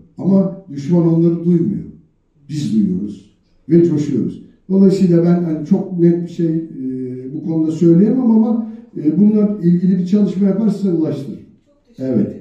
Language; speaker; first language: Turkish; native; Turkish